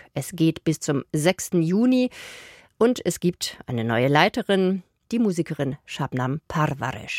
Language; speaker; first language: German; native; German